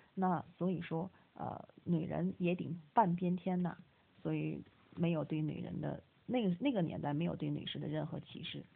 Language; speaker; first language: Chinese; native; Chinese